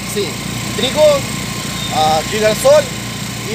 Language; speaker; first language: Spanish; non-native, learner; Russian